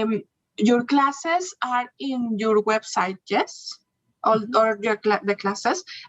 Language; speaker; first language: English; non-native, learner; Spanish